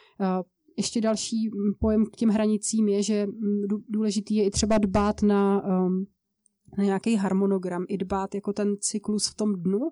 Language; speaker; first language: Czech; native; Czech